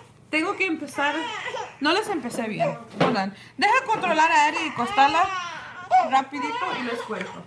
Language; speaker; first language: Spanish; early bilingual, heritage; Spanish